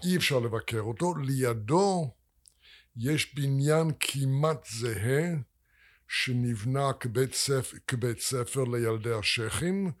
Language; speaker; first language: Hebrew; non-native, fluent; English